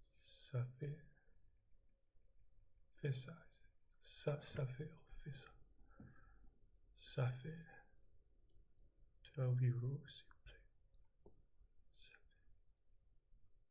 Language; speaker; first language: French; non-native, learner; English